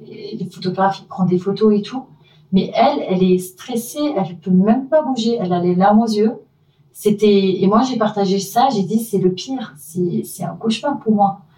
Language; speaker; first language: French; non-native, fluent; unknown